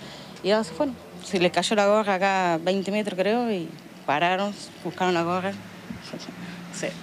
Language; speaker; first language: Spanish; native; Spanish